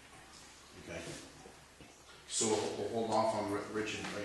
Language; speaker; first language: English; native; English